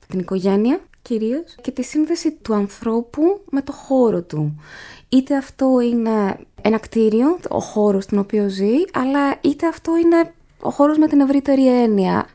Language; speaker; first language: Greek; native; Greek